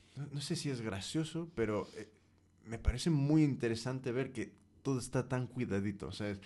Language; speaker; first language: Spanish; early bilingual, heritage; Spanish